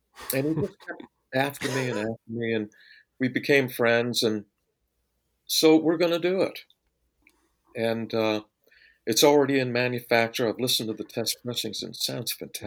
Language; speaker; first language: English; native; English